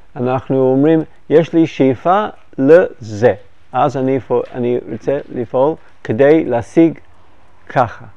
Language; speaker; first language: Hebrew; non-native, fluent; English